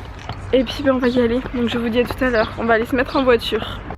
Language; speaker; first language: French; native; French